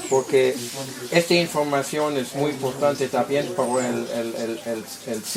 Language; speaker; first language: Spanish; non-native, learner; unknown